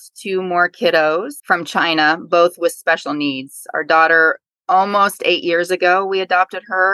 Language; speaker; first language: English; native; English